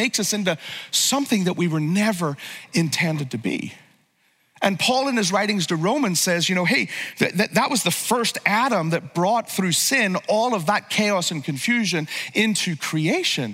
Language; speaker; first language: English; native; English